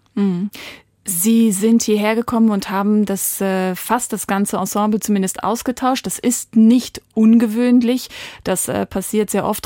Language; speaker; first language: German; native; German